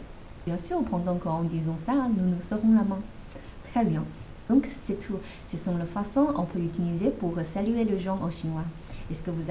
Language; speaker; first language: French; non-native, fluent; Chinese